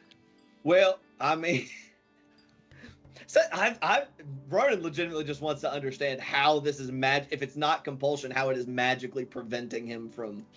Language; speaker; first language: English; native; English